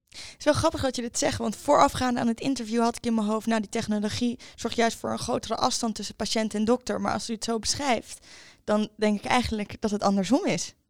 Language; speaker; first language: Dutch; native; Dutch